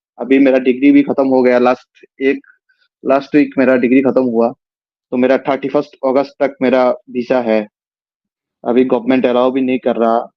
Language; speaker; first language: Hindi; non-native, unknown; Bangla